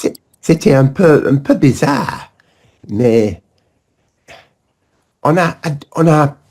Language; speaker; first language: French; non-native, learner; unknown